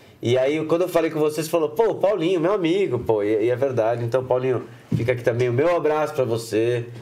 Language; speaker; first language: Portuguese; native; Portuguese